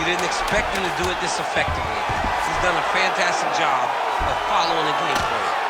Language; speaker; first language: English; native; English